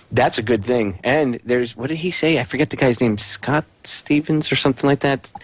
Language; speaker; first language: English; native; English